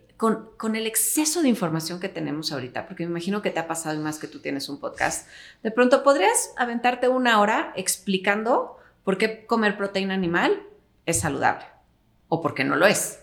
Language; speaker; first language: Spanish; native; Spanish